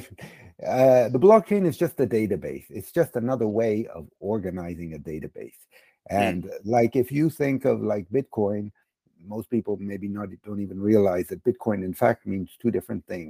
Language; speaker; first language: English; native; English